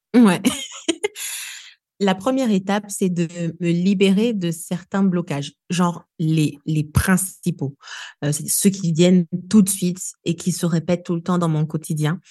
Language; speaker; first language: French; non-native, local second language; Lingala